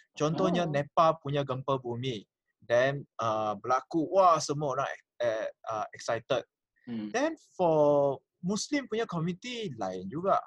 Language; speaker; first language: Malay; non-native, local second language; Chinese